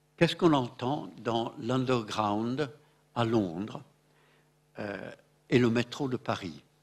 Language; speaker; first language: French; non-native, fluent; English